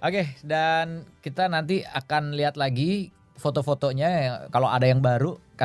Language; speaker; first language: Indonesian; native; Indonesian